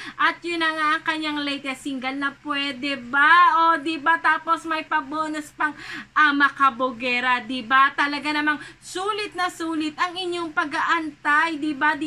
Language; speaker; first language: Filipino; native; Filipino